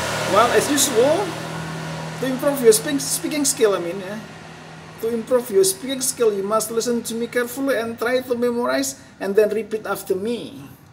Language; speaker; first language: English; non-native, fluent; Indonesian